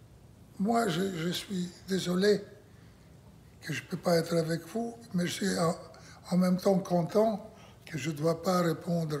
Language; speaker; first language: French; non-native, learner; Russian